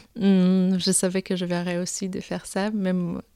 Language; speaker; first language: French; non-native, fluent; Polish